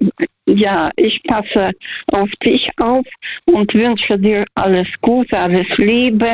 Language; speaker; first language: German; non-native, local second language; Russian